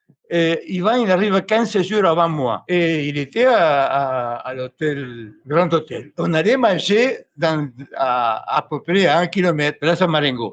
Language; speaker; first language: French; non-native, fluent; Spanish